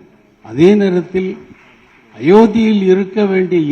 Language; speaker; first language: Tamil; native; Tamil